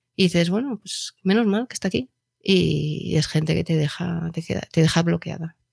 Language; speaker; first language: Spanish; native; Spanish